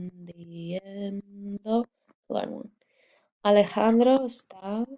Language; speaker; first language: Spanish; non-native, fluent; English